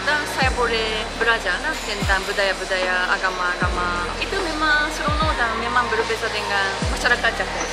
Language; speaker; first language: Malay; non-native, fluent; Japanese